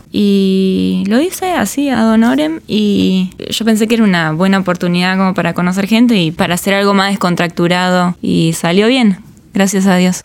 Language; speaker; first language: Spanish; native; Spanish